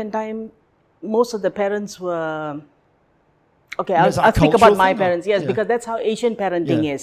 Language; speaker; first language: English; non-native, local second language; Tamil